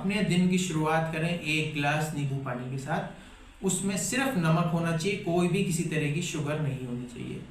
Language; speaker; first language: Hindi; native; Hindi